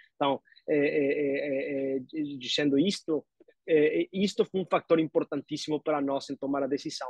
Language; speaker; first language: Portuguese; non-native, learner; Spanish